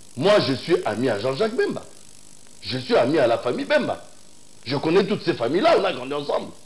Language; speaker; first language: French; non-native, local second language; Luba-Lulua